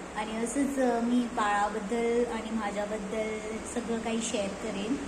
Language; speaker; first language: Marathi; non-native, local second language; Konkani